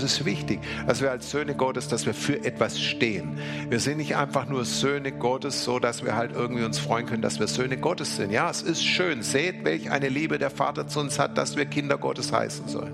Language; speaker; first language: German; native; German